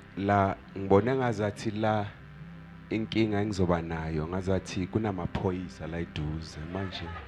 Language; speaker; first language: Zulu; native; Zulu